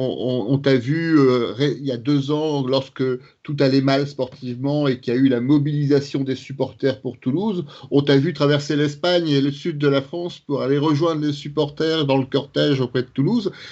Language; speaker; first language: French; native; French